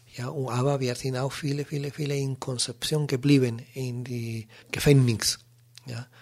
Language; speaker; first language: German; non-native, learner; Spanish